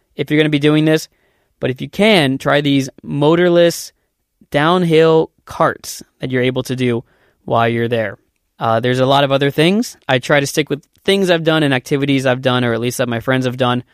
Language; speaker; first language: English; native; English